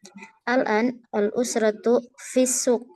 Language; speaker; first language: Arabic; non-native, learner; Indonesian